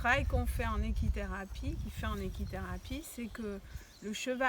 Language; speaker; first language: French; native; French